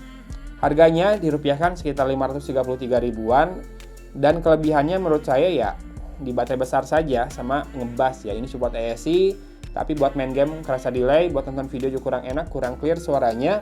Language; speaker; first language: Indonesian; native; Indonesian